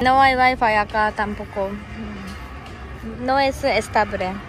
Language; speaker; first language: Spanish; non-native, fluent; Japanese